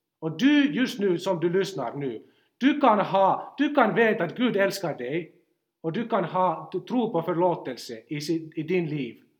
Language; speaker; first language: Swedish; non-native, local second language; Finnish